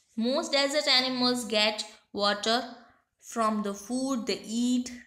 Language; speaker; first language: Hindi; non-native, local second language; Gujarati